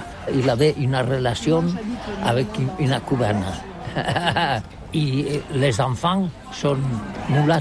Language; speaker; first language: French; non-native, learner; Catalan